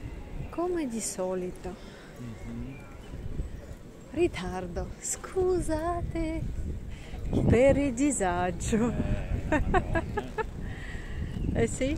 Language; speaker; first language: Italian; non-native, learner; Russian